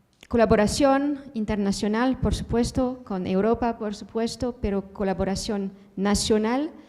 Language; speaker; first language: Spanish; non-native, fluent; Dutch